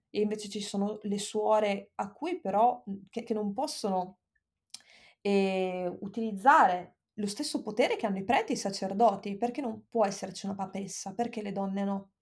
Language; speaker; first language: Italian; native; Italian